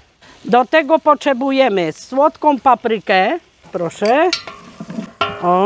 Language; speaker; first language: Polish; non-native, local second language; Romany